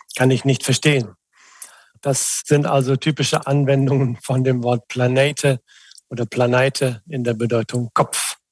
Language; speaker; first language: German; native; German